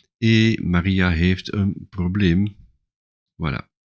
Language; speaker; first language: Dutch; non-native, fluent; French